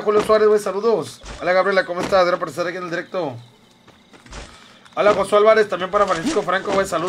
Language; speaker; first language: Spanish; native; Spanish